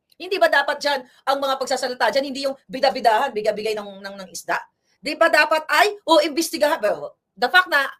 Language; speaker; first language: Filipino; non-native, local second language; Cebuano